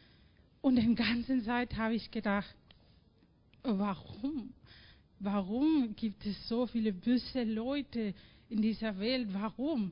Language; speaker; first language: German; non-native, fluent; Spanish